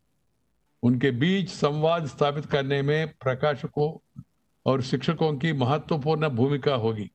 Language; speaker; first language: Hindi; non-native, local second language; Telugu